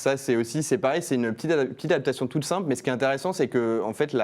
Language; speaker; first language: French; native; French